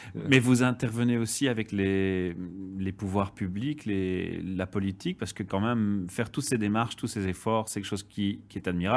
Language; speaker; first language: French; native; French